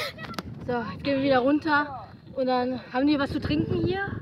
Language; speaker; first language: German; native; German